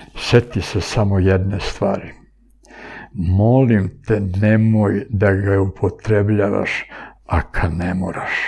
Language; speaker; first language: Serbian; early bilingual, other home language; Bulgarian